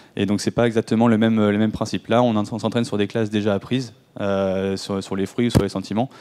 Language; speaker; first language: French; native; French